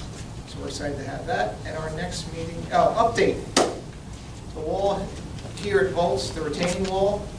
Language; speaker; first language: English; native; English